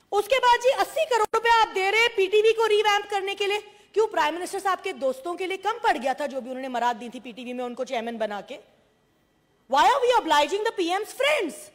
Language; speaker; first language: Urdu; non-native, local second language; Sindhi